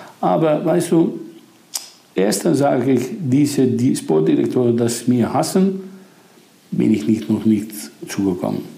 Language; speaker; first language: German; non-native, fluent; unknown